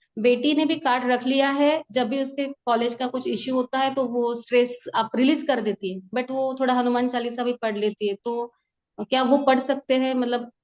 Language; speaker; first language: Hindi; non-native, local second language; Marathi